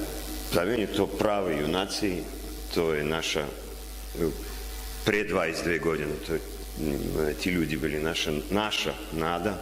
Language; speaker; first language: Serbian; non-native, learner; Russian